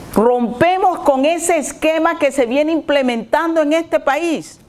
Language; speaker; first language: Spanish; native; Spanish